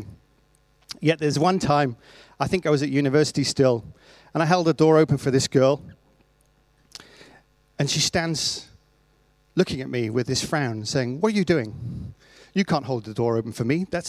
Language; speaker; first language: English; native; English